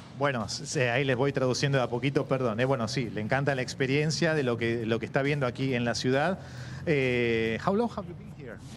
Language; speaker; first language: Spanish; native; Spanish